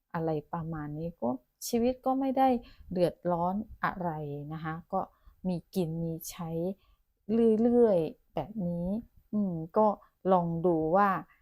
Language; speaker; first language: Thai; non-native, local second language; Chinese